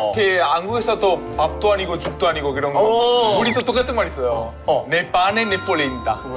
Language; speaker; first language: Korean; non-native, fluent; Italian